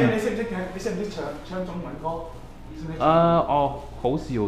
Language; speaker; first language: Chinese; non-native, fluent; English